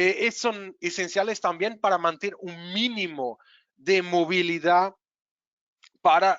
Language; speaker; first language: Spanish; non-native, fluent; Portuguese